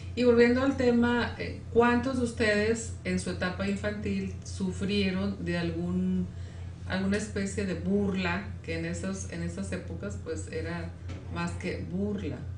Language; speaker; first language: Spanish; native; Spanish